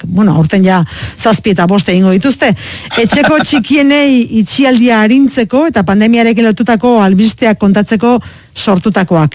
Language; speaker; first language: Basque; native; Basque